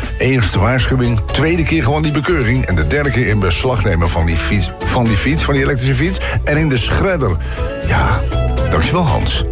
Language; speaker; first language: Dutch; native; Dutch